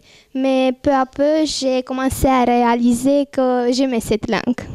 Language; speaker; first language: French; non-native, fluent; Romanian